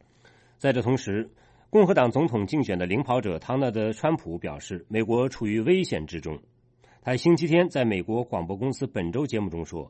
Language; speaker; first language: Chinese; native; Chinese